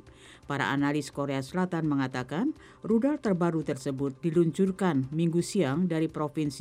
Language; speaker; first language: Indonesian; native; Indonesian